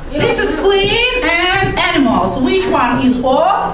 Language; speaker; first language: English; non-native, fluent; Azerbaijani